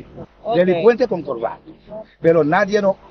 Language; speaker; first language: Spanish; non-native, learner; Haitian Creole